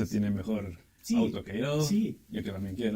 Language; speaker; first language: Spanish; native; Spanish